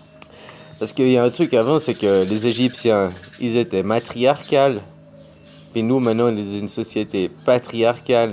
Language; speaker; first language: French; native; French